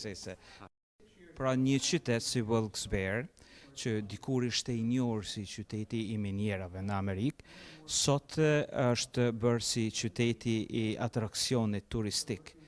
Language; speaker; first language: Albanian; native; Albanian